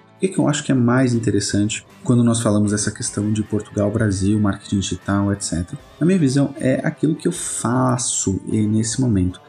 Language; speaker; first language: Portuguese; native; Portuguese